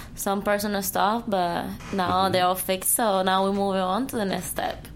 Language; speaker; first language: English; non-native, learner; Spanish